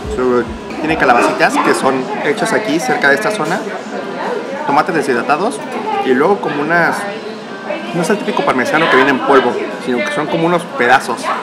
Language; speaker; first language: Spanish; native; Spanish